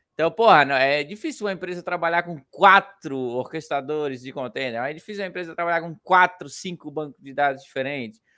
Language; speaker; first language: Portuguese; native; Portuguese